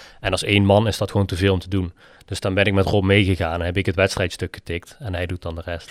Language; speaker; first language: Dutch; native; Dutch